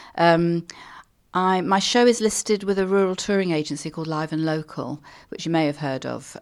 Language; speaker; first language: English; native; English